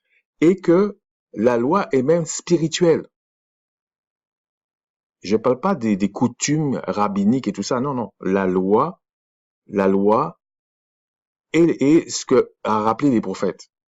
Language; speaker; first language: French; native; French